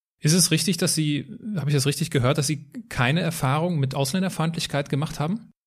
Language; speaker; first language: German; native; German